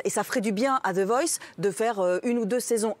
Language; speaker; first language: French; native; French